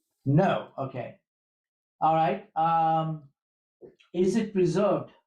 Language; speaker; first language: English; native; English